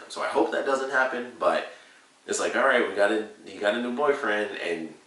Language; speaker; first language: English; native; English